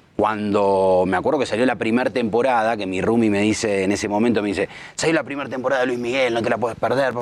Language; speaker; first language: Spanish; native; Spanish